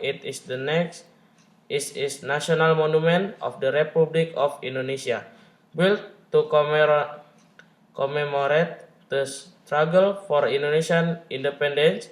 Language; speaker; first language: English; non-native, learner; Indonesian